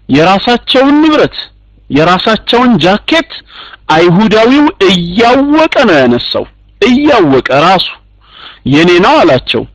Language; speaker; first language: Amharic; native; Amharic